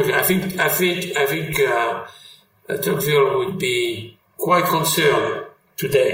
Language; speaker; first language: English; non-native, fluent; French